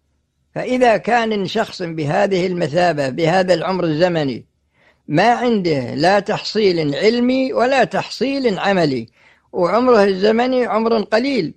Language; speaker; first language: Arabic; native; Arabic